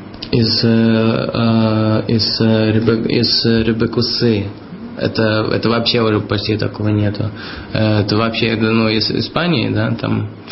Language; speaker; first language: Russian; early bilingual, heritage; Russian